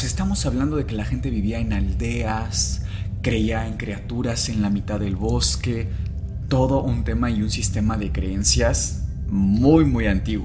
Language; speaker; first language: Spanish; native; Spanish